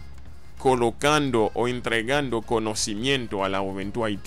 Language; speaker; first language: Spanish; non-native, fluent; Haitian Creole